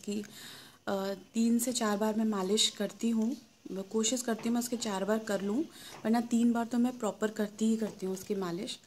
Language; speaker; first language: Hindi; native; Hindi